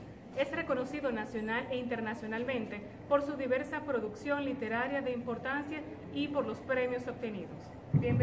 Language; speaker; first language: Spanish; native; Spanish